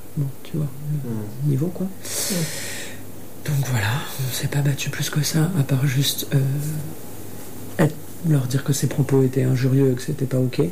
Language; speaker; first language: French; native; French